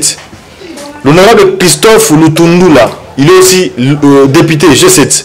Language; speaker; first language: French; non-native, local second language; Lingala